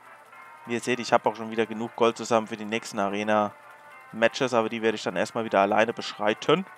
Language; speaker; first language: German; native; German